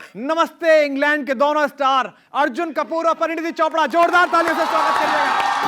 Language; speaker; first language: Hindi; native; Hindi